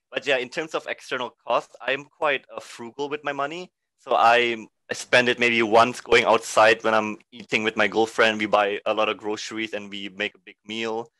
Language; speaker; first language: English; non-native, fluent; Indonesian